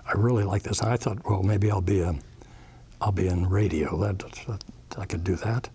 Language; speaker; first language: English; native; English